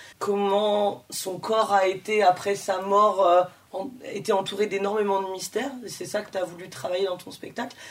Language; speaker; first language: French; native; French